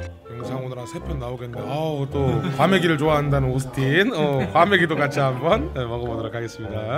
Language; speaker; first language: Korean; native; Korean